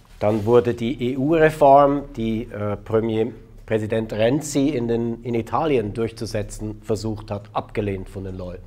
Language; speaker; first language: German; native; German